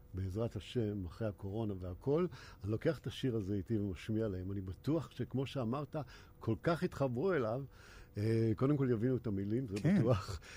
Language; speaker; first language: Hebrew; native; Hebrew